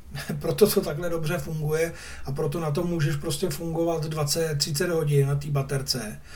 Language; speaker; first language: Czech; native; Czech